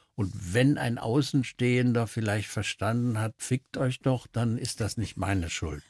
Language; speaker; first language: German; native; German